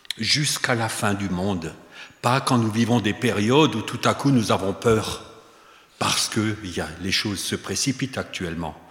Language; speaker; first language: French; native; French